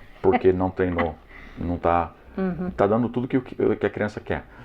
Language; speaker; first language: Portuguese; non-native, fluent; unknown